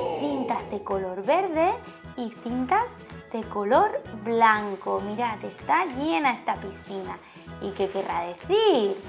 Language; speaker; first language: Spanish; native; Spanish